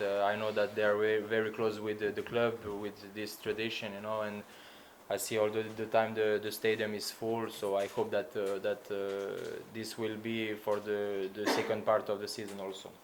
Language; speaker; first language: English; non-native, learner; Slovenian